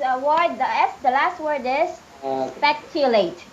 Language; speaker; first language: English; non-native, fluent; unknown